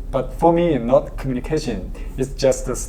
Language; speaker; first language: English; non-native, learner; Chinese